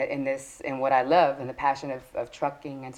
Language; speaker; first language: English; early bilingual, other home language; Spanish